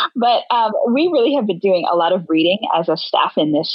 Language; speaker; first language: English; native; English